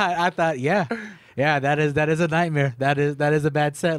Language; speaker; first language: English; native; English